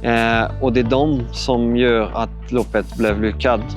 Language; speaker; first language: Swedish; non-native, fluent; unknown